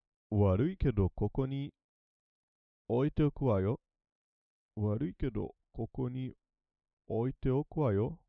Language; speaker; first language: Japanese; non-native, learner; English